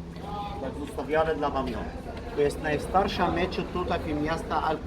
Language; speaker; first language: Polish; non-native, learner; Arabic